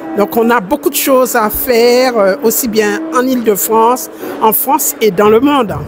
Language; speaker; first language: French; native; French